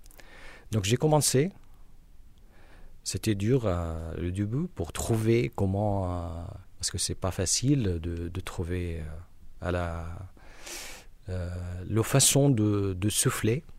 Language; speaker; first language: French; non-native, learner; Arabic